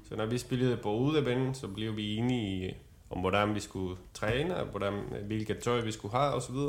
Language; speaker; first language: Danish; non-native, fluent; Spanish